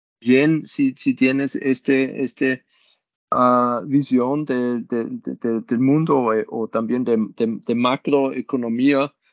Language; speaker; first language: Spanish; non-native, learner; German